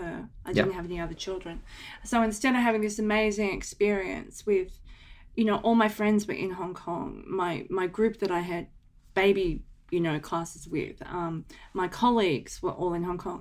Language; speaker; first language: English; native; English